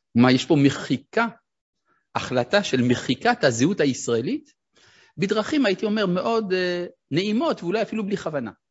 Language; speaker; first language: Hebrew; non-native, fluent; French